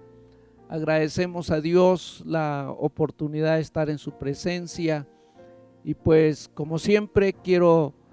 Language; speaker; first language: Spanish; native; Spanish